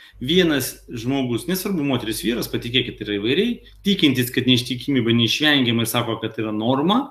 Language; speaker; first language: Lithuanian; non-native, local second language; Russian